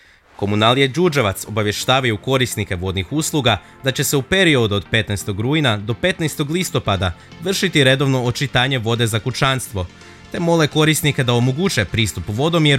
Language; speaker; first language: Croatian; native; Croatian